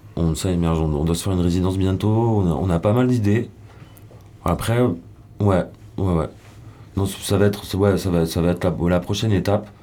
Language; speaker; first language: French; native; French